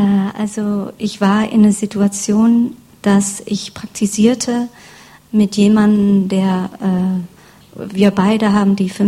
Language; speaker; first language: German; non-native, fluent; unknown